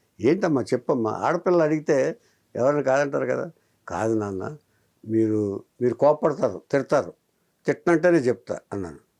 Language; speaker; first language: Telugu; native; Telugu